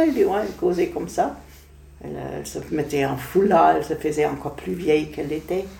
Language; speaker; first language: French; non-native, fluent; German